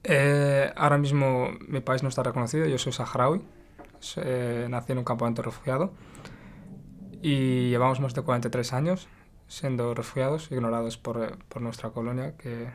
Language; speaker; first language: Spanish; non-native, local second language; Arabic